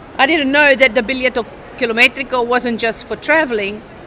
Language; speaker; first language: English; native; English